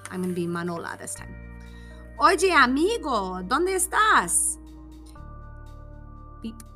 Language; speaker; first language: English; native; English